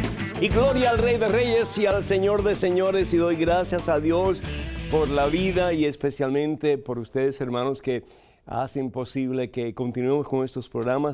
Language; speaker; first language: Spanish; native; Spanish